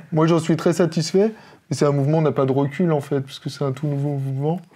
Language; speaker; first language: French; native; French